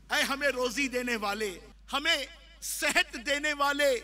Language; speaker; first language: Urdu; native; Urdu